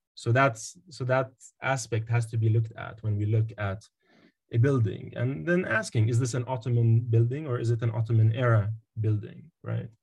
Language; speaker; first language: English; non-native, fluent; Arabic